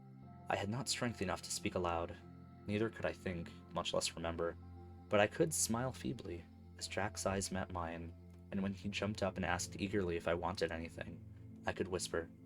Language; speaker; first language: English; native; English